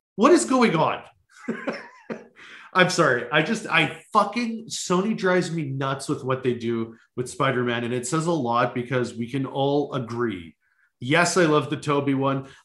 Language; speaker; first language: English; native; English